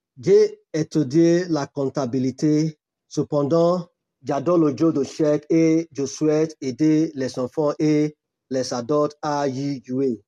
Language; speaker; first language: French; non-native, learner; Yoruba